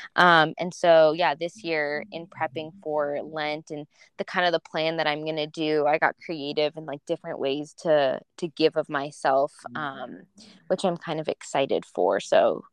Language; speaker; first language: English; early bilingual, other home language; Spanish